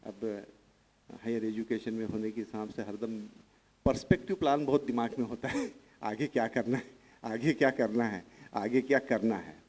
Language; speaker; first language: Hindi; non-native, local second language; Marathi